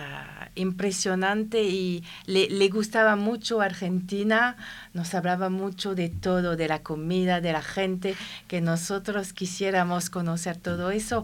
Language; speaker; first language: Spanish; non-native, learner; French